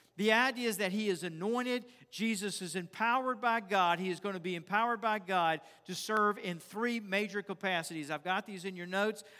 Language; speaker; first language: English; native; English